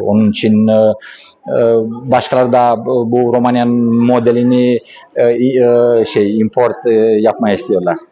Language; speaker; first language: Turkish; non-native, learner; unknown